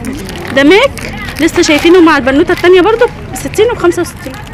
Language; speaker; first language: Arabic; native; Arabic